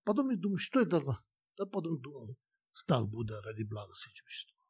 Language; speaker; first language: Russian; non-native, learner; Tibetan